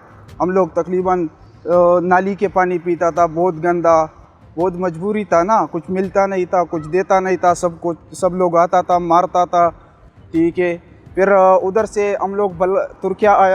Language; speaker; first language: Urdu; non-native, local second language; Pashto